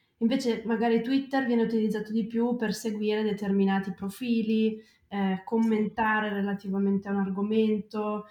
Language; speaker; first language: Italian; native; Italian